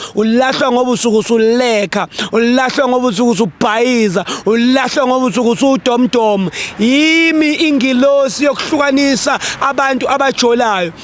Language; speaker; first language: Zulu; native; Zulu